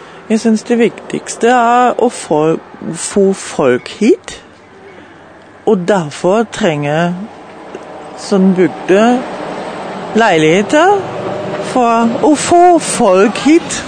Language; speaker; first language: Norwegian; non-native, learner; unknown